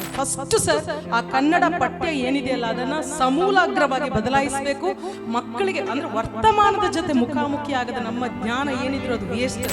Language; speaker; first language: Kannada; non-native, local second language; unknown